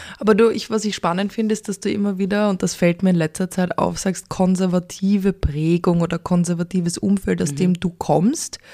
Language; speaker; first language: German; native; German